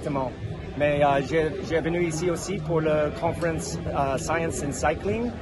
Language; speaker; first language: French; non-native, fluent; English